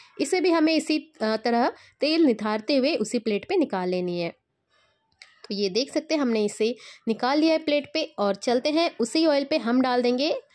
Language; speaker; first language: Hindi; native; Hindi